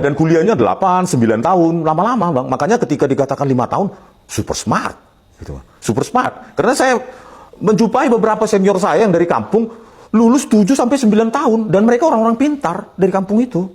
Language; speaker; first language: Indonesian; native; Indonesian